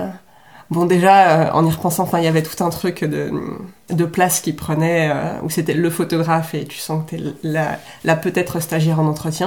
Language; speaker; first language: French; native; French